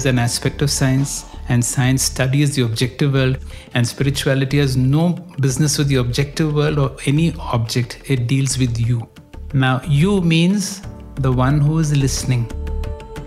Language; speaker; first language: English; non-native, local second language; Kannada